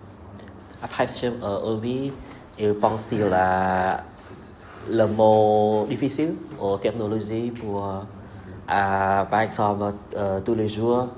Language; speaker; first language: French; non-native, learner; Vietnamese